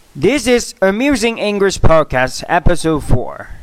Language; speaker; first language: English; non-native, fluent; Chinese